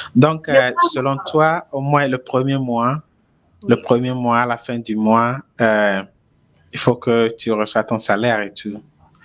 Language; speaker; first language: French; non-native, fluent; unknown